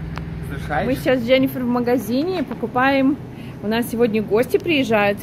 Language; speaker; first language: Russian; native; Russian